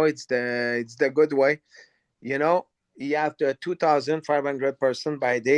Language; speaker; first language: English; non-native, learner; French